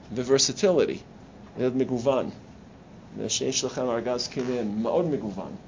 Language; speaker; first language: Hebrew; non-native, fluent; English